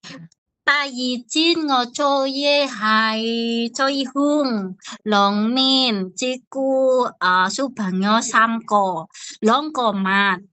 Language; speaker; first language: Cantonese; non-native, learner; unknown